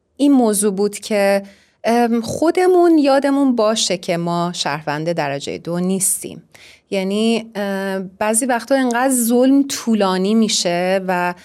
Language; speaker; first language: Persian; native; Persian